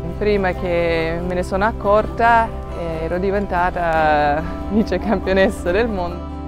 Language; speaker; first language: Italian; early bilingual, heritage; Italian